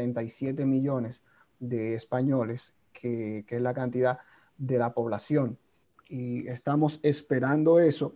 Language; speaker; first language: Spanish; native; Spanish